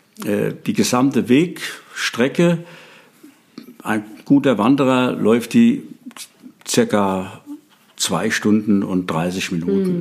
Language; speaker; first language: German; native; German